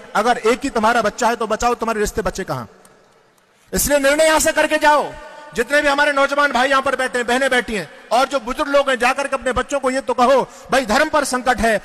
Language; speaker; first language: Hindi; native; Hindi